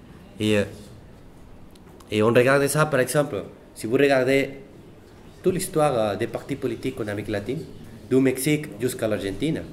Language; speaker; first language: French; non-native, fluent; Spanish